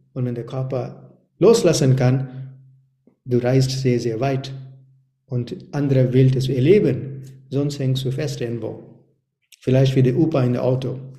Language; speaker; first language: German; non-native, learner; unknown